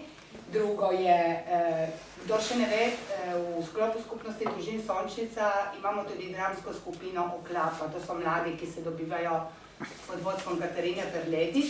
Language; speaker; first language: Slovenian; native; Slovenian